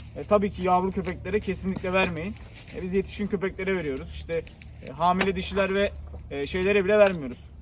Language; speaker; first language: Turkish; native; Turkish